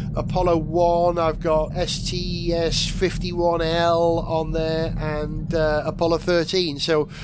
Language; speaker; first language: English; native; English